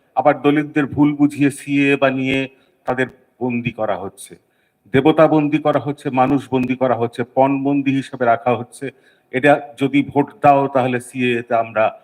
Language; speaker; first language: Bangla; native; Bangla